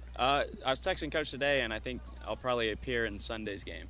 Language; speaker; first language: English; native; English